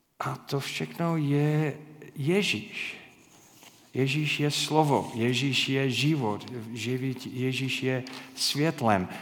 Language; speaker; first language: Czech; non-native, fluent; English